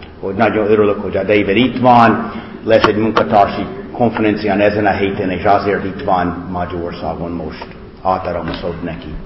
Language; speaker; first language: Hungarian; non-native, fluent; English